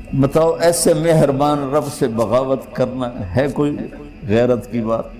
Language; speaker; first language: Urdu; non-native, local second language; Punjabi